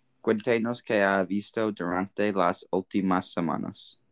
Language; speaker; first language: Spanish; non-native, learner; English